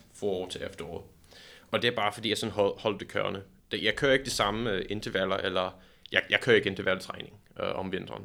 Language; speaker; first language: Danish; non-native, fluent; English